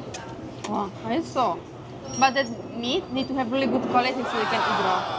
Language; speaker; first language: English; non-native, fluent; Czech